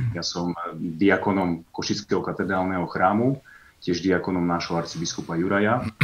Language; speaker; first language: Slovak; native; Slovak